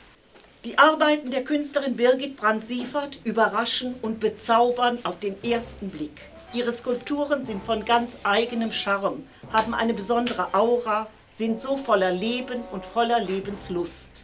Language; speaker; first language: German; native; German